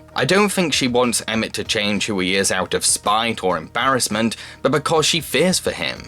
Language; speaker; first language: English; native; English